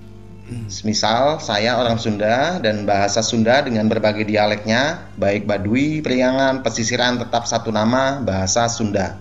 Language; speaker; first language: Indonesian; native; Indonesian